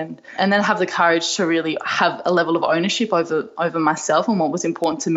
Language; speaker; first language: English; native; English